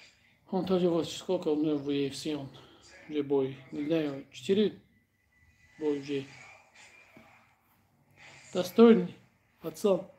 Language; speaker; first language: Russian; non-native, learner; Tajik